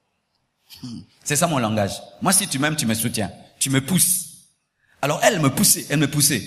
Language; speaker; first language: French; non-native, local second language; Lingala